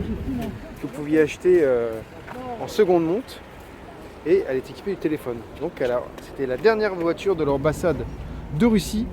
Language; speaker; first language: French; native; French